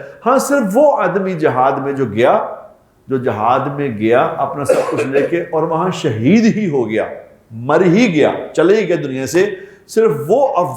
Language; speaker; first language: Urdu; native; Urdu